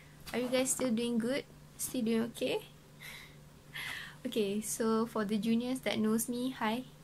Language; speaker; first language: English; non-native, local second language; Malay